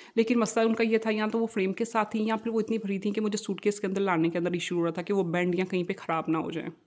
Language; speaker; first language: Urdu; non-native, local second language; Punjabi